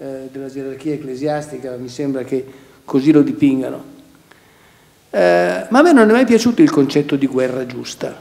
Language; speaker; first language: Italian; native; Italian